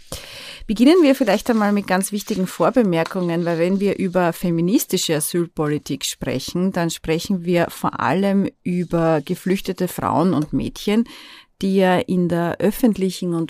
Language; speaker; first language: German; native; German